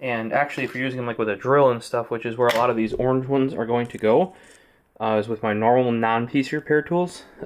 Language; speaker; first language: English; native; English